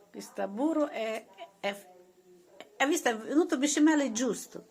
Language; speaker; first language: Italian; non-native, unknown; Ukrainian